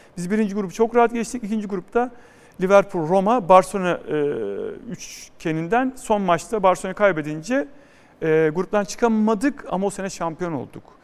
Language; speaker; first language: Turkish; native; Turkish